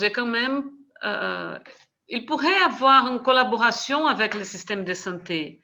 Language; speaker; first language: French; non-native, fluent; Portuguese